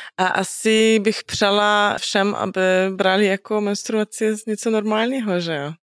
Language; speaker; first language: Czech; native; Czech